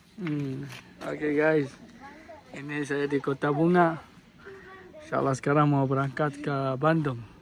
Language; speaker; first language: Indonesian; early bilingual, heritage; Arabic